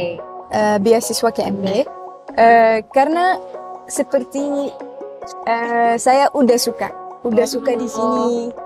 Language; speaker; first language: Indonesian; non-native, learner; Arabic